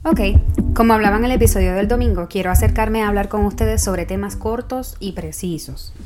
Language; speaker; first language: Spanish; native; Spanish